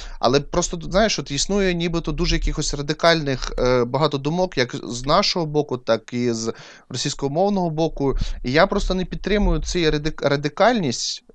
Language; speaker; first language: Ukrainian; non-native, local second language; Russian